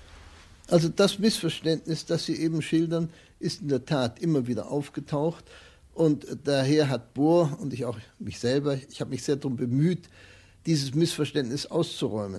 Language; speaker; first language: German; native; German